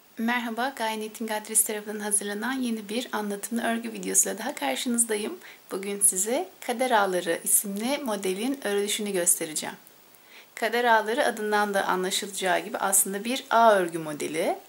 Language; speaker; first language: Turkish; native; Turkish